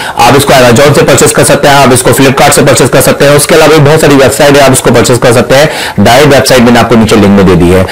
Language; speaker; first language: Hindi; native; Hindi